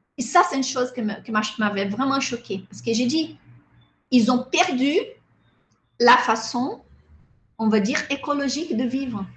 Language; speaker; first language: French; non-native, fluent; Portuguese